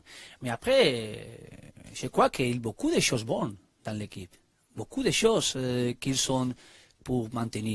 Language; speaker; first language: French; non-native, learner; Spanish